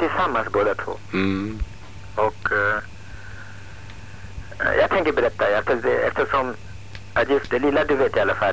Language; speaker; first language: Swedish; non-native, fluent; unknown